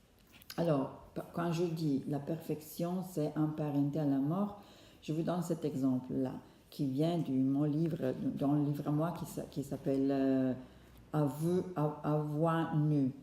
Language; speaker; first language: French; non-native, fluent; Italian